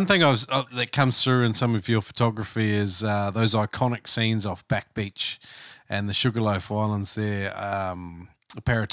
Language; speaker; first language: English; native; English